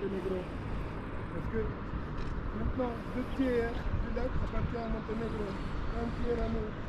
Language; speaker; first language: French; non-native, fluent; Albanian